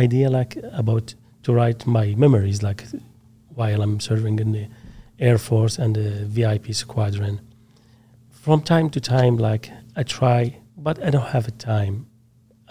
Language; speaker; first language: English; non-native, learner; Arabic